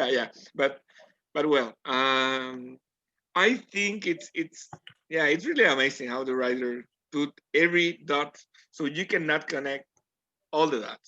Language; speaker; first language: English; non-native, learner; Spanish